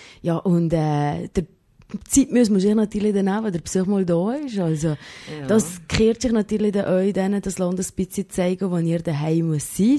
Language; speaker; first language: German; native; German